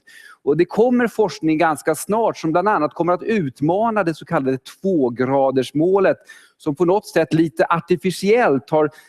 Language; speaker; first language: Swedish; native; Swedish